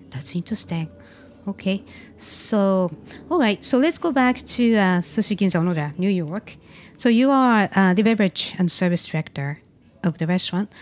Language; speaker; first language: English; non-native, fluent; Japanese